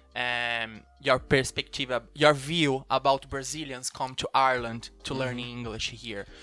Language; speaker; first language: English; non-native, learner; Portuguese